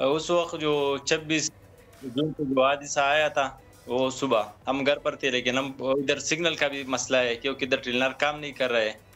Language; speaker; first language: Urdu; non-native, local second language; Pashto